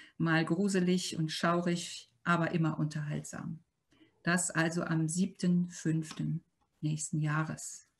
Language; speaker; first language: German; native; German